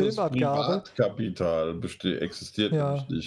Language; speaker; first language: German; native; German